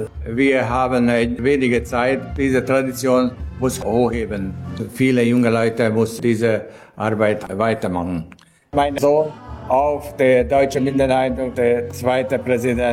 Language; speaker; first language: German; early bilingual, heritage; Hungarian